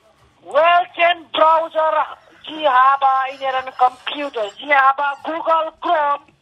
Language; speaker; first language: German; non-native, learner; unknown